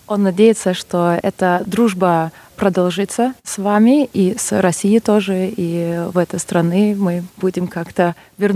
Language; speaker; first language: Russian; non-native, fluent; Lithuanian